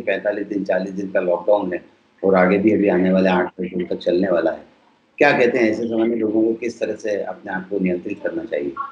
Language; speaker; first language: Hindi; native; Hindi